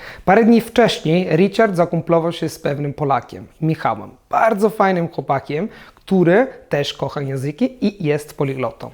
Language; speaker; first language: Polish; non-native, fluent; Italian